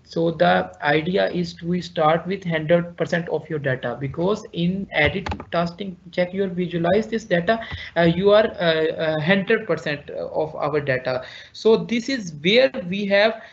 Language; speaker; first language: English; non-native, local second language; Urdu